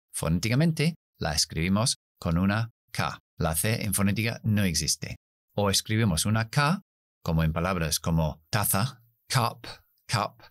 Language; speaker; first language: Spanish; non-native, fluent; English